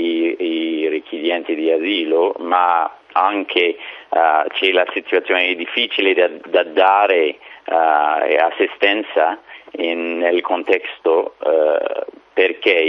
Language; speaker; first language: Italian; non-native, fluent; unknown